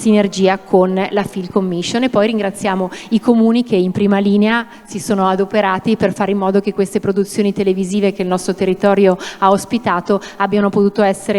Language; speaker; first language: Italian; native; Italian